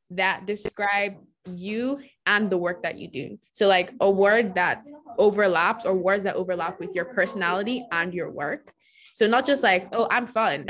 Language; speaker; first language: English; non-native, local second language; Yoruba